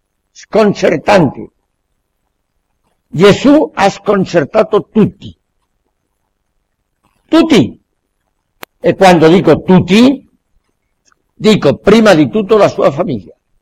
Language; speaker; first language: Italian; non-native, fluent; Spanish